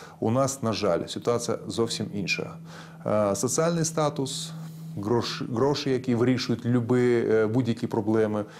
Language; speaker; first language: Ukrainian; non-native, local second language; Russian